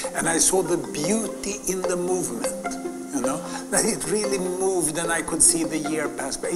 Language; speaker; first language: English; non-native, fluent; Swedish